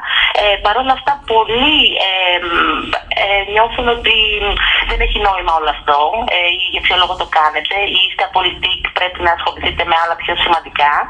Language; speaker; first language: Greek; native; Greek